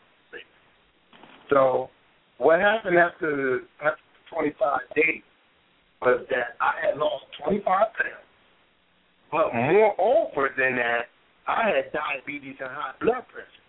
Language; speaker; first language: English; native; English